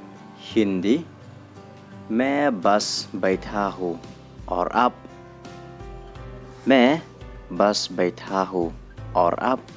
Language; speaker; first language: Hindi; non-native, learner; Khasi